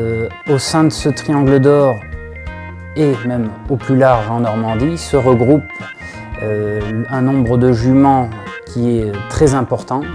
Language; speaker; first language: French; native; French